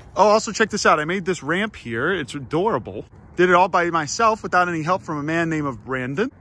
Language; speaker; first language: English; native; English